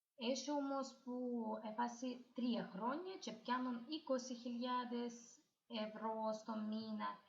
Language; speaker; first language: Greek; non-native, learner; Russian